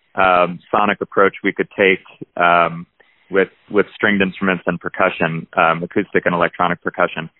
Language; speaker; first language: English; native; English